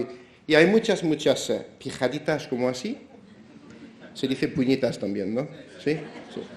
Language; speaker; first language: Spanish; non-native, fluent; French